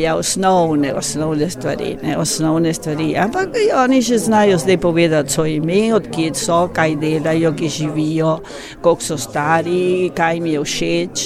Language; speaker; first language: Slovenian; early bilingual, heritage; Slovenian